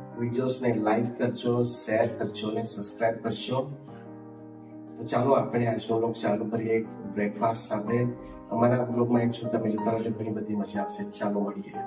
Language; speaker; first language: Gujarati; non-native, local second language; Kukna